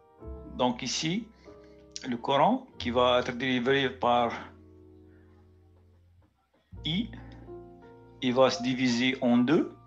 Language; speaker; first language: French; native; French